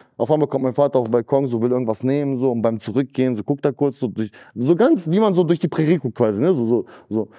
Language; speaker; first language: German; early bilingual, other home language; Russian